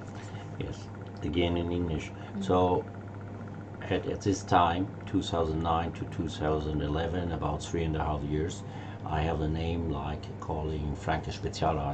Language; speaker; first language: English; non-native, learner; German